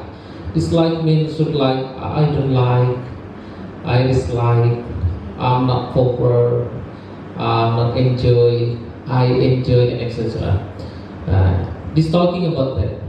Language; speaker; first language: English; non-native, learner; Indonesian